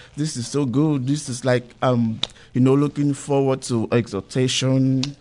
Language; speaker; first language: English; non-native, local second language; Igbo